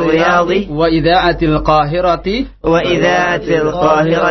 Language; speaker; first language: Arabic; non-native, fluent; Indonesian